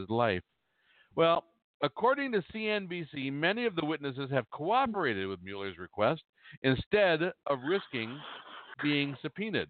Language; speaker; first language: English; native; English